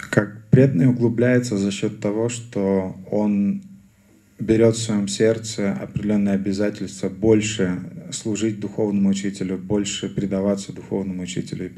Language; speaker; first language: Russian; native; Russian